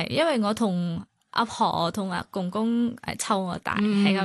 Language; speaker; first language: Cantonese; non-native, fluent; Thai